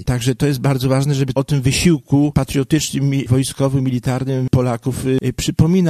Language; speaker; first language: Polish; native; Polish